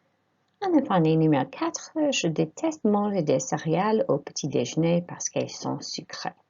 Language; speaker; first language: French; non-native, fluent; English